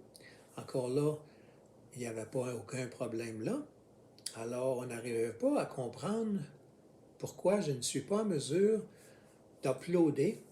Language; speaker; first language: French; native; French